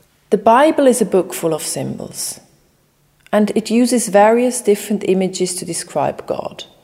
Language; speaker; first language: English; non-native, fluent; German